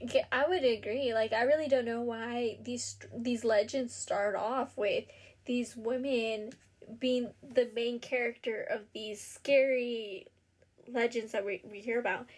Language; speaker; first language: English; early bilingual, other home language; Spanish